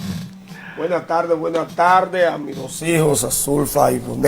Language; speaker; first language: Spanish; native; Spanish